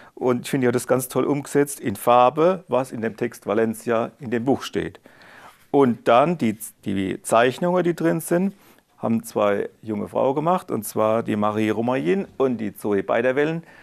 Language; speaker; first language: German; non-native, local second language; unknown